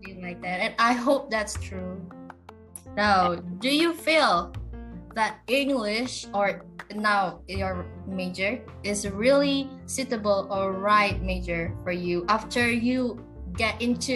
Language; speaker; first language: English; non-native, fluent; Indonesian